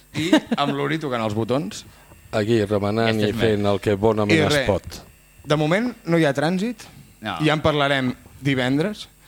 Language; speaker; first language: Catalan; non-native, local second language; Spanish